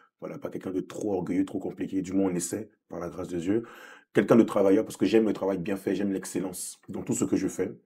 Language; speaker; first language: French; early bilingual, other home language; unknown